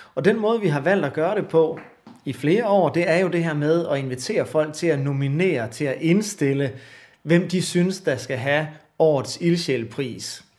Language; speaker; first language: Danish; native; Danish